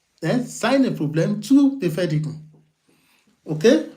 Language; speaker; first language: German; non-native, learner; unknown